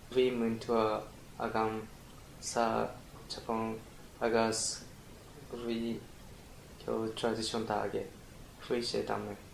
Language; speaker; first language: Irish; non-native, learner; Japanese